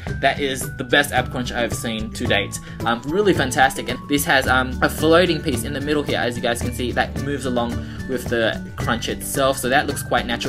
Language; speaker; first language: English; native; English